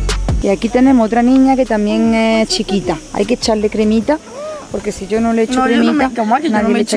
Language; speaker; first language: Spanish; native; Spanish